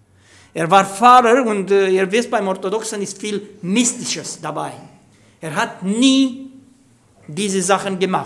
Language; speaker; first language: German; non-native, fluent; Romanian